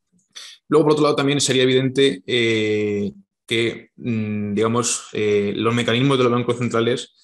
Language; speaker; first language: Spanish; native; Spanish